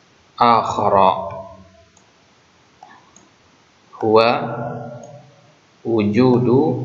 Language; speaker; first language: Arabic; non-native, fluent; Indonesian